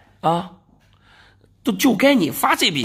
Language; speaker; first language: Chinese; native; Chinese